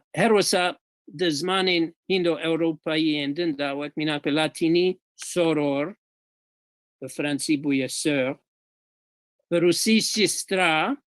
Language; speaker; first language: Kurdish; non-native, fluent; English